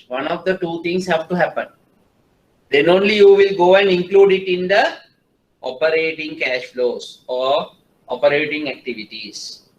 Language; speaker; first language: English; non-native, local second language; Sinhala